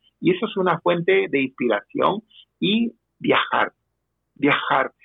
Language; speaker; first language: Spanish; native; Spanish